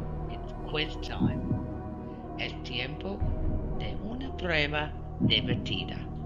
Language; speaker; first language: Spanish; non-native, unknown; English